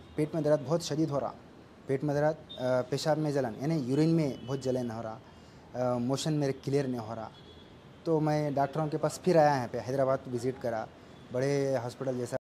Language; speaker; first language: Hindi; non-native, local second language; Urdu